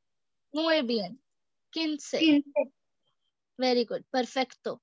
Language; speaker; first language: Spanish; non-native, fluent; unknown